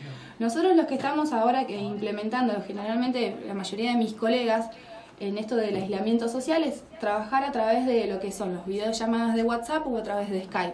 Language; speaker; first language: Spanish; native; Spanish